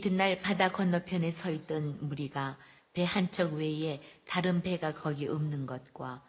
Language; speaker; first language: Korean; native; Korean